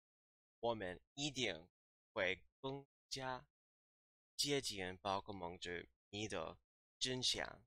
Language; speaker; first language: Chinese; non-native, learner; English